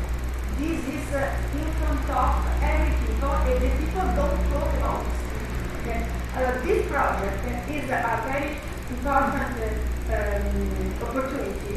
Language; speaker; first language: English; non-native, learner; Italian